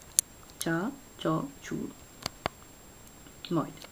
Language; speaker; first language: Hungarian; non-native, learner; Italian